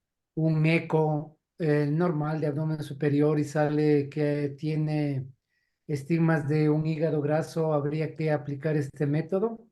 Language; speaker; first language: Spanish; native; Spanish